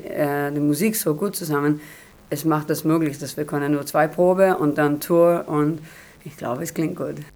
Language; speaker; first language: German; non-native, learner; Hebrew